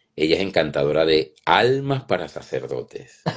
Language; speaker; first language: Spanish; native; Spanish